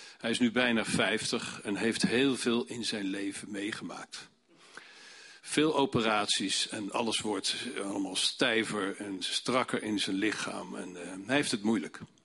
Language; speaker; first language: Dutch; native; Dutch